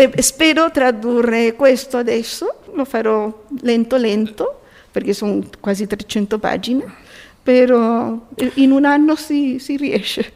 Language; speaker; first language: Italian; early bilingual, heritage; Spanish